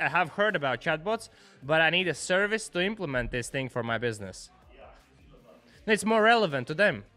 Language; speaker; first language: English; non-native, fluent; Latvian